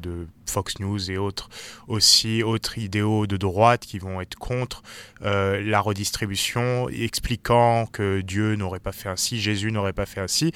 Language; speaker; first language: French; native; French